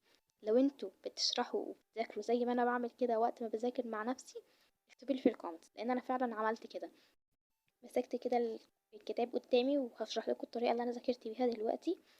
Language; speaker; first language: Arabic; native; Arabic